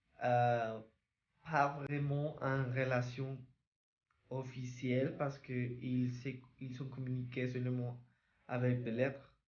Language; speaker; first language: French; non-native, learner; Spanish